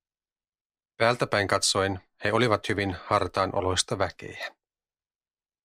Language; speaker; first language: Finnish; native; Finnish